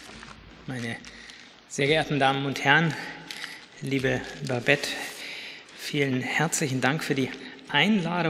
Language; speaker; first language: German; native; German